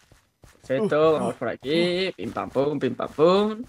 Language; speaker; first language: Spanish; native; Spanish